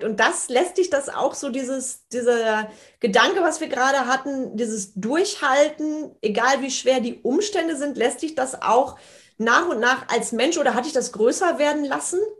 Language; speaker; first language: German; native; German